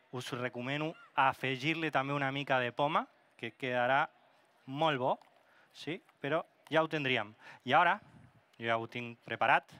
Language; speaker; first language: Catalan; non-native, local second language; Spanish